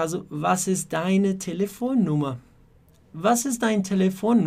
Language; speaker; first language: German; non-native, fluent; Portuguese